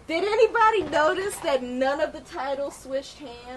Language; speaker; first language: English; native; English